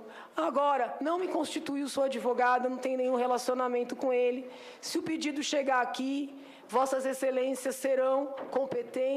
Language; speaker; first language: Portuguese; native; Portuguese